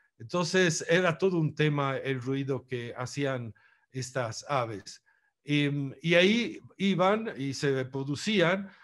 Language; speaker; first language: Spanish; non-native, fluent; Italian